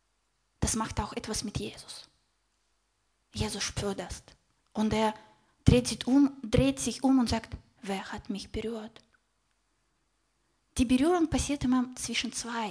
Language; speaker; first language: German; non-native, fluent; Russian